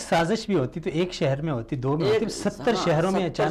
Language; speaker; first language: Urdu; native; Urdu